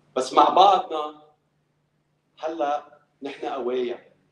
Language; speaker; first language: Arabic; early bilingual, other home language; English